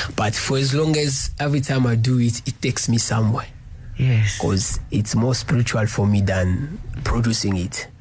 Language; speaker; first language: English; non-native, learner; Lingala